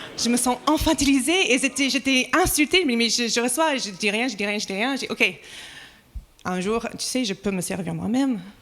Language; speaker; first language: French; non-native, fluent; English